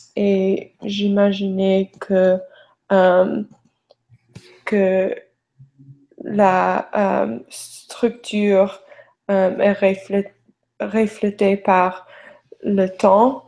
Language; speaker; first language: French; non-native, learner; English